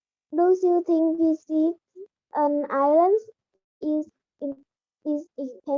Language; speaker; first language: English; non-native, learner; Vietnamese